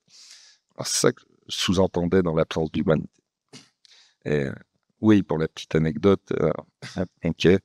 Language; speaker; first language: French; native; French